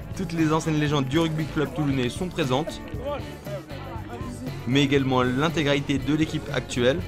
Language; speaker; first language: French; native; French